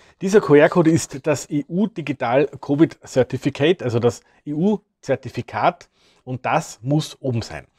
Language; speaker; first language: German; native; German